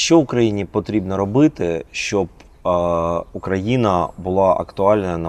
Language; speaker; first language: Ukrainian; native; Ukrainian